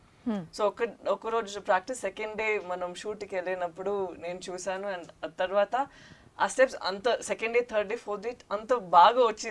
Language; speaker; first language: Telugu; non-native, learner; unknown